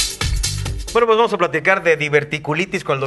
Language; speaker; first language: Spanish; native; Spanish